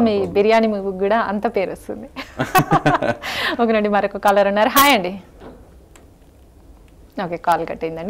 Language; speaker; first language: Telugu; native; Telugu